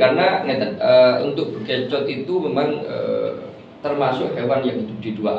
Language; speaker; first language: Indonesian; non-native, local second language; Javanese